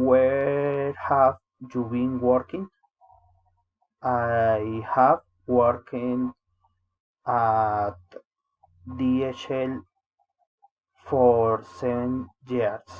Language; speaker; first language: English; non-native, learner; Spanish